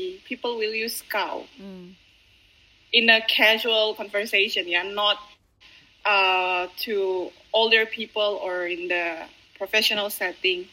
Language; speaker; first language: English; non-native, fluent; Indonesian